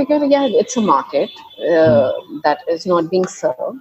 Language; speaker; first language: English; non-native, local second language; Hindi